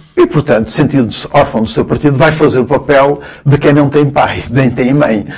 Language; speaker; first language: Portuguese; early bilingual, other home language; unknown